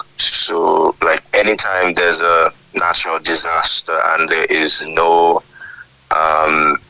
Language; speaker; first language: English; native; English